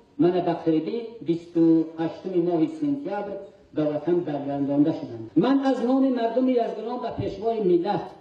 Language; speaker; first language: Tajik; non-native, local second language; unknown